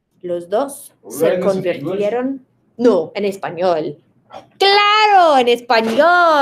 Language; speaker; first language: Spanish; non-native, fluent; English